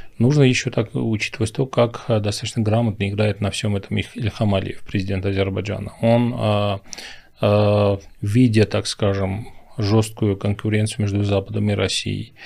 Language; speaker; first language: Russian; non-native, local second language; Armenian